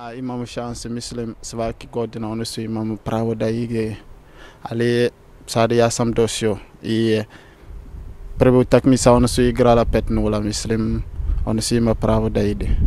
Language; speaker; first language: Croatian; non-native, learner; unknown